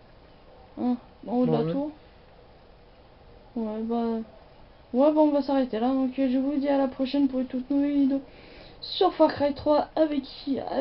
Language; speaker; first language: French; native; French